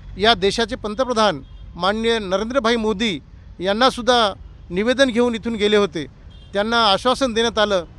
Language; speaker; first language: Marathi; non-native, local second language; Lambadi